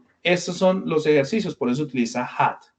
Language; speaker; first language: Spanish; non-native, fluent; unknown